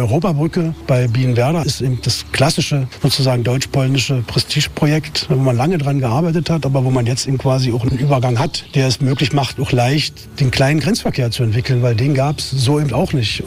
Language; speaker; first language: German; native; German